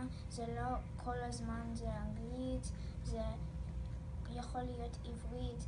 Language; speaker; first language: Hebrew; non-native, learner; English